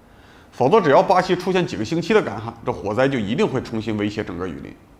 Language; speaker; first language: Chinese; native; Chinese